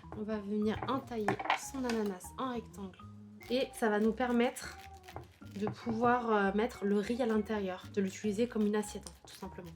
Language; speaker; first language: French; native; French